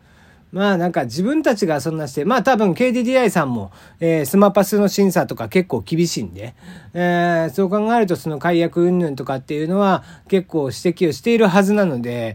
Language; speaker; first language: Japanese; native; Japanese